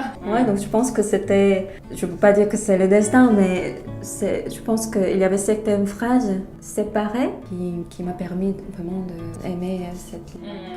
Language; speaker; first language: French; non-native, fluent; Korean